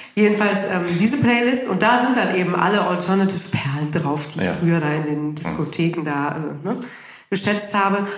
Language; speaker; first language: German; native; German